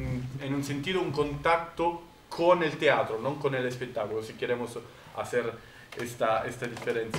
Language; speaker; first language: Spanish; non-native, fluent; Italian